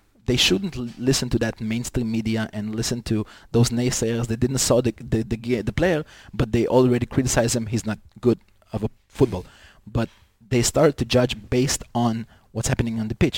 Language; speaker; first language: English; non-native, fluent; Hebrew